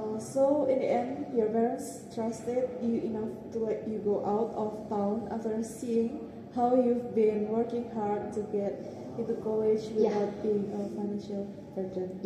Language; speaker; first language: English; non-native, learner; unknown